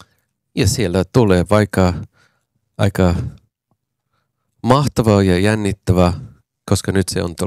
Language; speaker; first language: Finnish; non-native, fluent; English